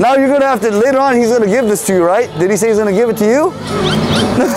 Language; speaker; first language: English; early bilingual, other home language; Korean